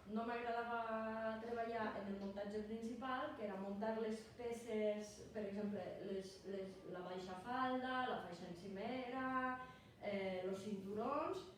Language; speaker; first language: Catalan; non-native, fluent; Polish